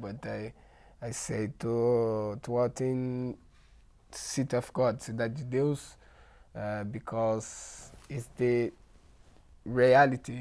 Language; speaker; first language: English; non-native, learner; Portuguese